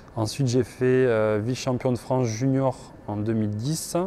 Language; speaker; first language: French; native; French